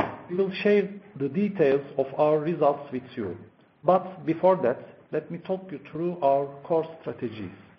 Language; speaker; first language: English; non-native, fluent; Turkish